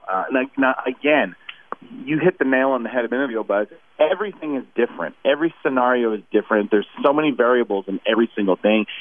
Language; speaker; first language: English; native; English